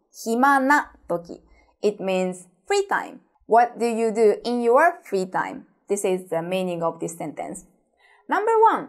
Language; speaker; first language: English; non-native, fluent; Japanese